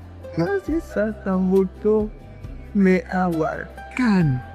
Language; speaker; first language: Portuguese; non-native, learner; Lingala